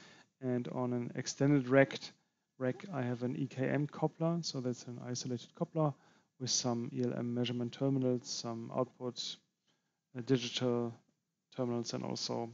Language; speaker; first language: English; non-native, fluent; German